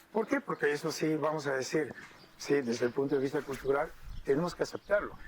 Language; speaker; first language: Spanish; native; Spanish